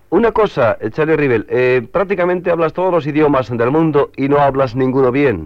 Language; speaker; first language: Spanish; native; Spanish